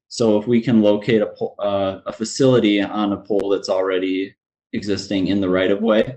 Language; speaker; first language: English; native; English